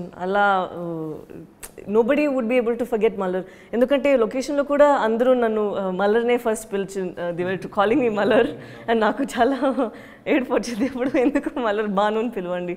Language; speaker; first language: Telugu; non-native, local second language; Tamil